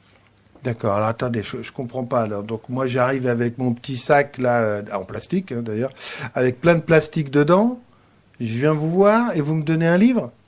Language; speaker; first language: French; native; French